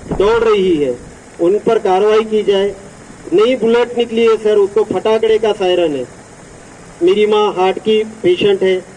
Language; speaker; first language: Hindi; non-native, local second language; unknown